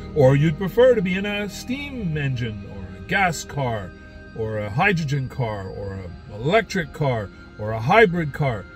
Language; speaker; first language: English; native; English